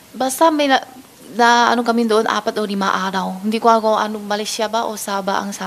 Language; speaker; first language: Filipino; non-native, learner; Chinese